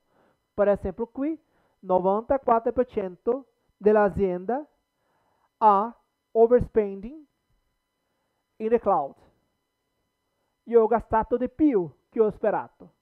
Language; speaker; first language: Italian; non-native, learner; Portuguese